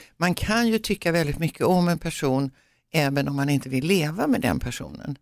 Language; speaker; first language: Swedish; native; Swedish